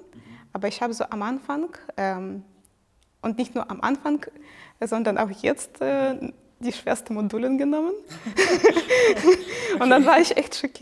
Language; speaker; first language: German; non-native, fluent; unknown